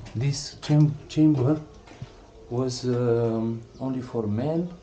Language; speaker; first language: English; non-native, fluent; Romanian